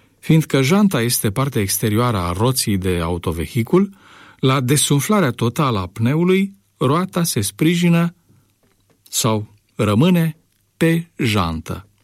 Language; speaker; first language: Romanian; native; Romanian